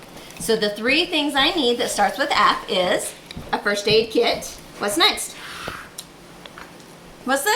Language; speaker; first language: English; native; English